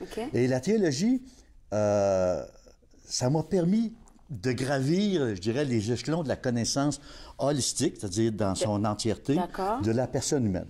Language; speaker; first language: French; native; French